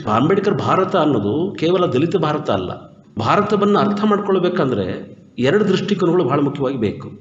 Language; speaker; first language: Kannada; native; Kannada